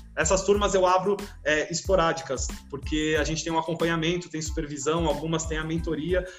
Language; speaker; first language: Portuguese; native; Portuguese